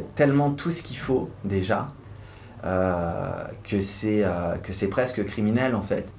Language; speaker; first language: French; native; French